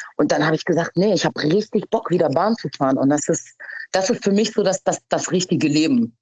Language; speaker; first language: German; early bilingual, other home language; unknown